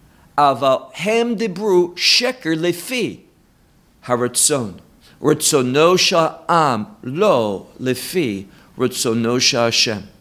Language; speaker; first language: Hebrew; non-native, fluent; English